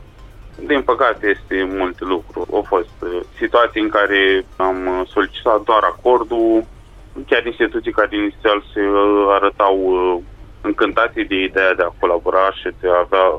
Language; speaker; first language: Romanian; native; Romanian